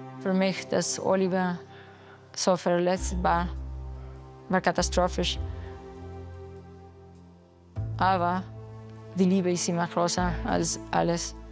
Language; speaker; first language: German; non-native, learner; Spanish